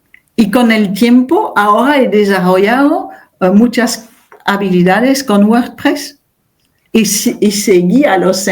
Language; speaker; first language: Spanish; non-native, fluent; French